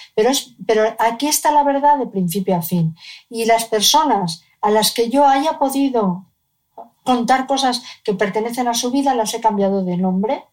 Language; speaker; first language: Spanish; native; Spanish